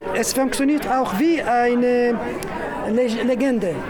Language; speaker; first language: German; non-native, learner; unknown